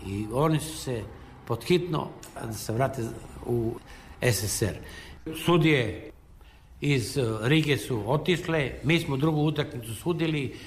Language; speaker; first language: Serbian; native; Serbian